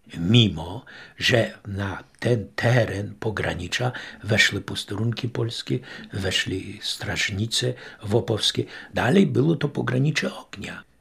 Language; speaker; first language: Polish; native; Polish